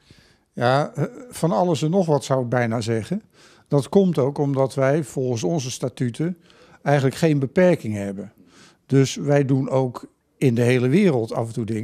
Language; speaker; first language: Dutch; native; Dutch